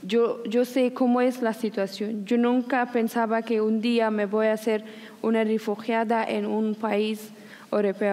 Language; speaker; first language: Spanish; non-native, learner; Persian